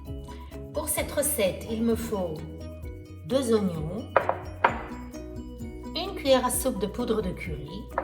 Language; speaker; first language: French; non-native, fluent; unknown